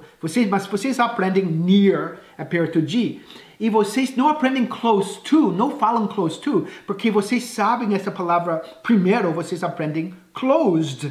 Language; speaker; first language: Portuguese; non-native, fluent; English